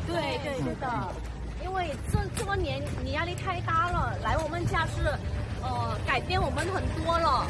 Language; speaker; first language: Chinese; non-native, learner; Vietnamese